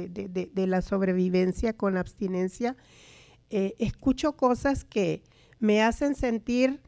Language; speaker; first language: Spanish; native; Spanish